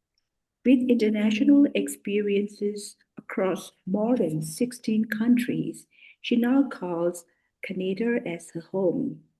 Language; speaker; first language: English; non-native, fluent; Burmese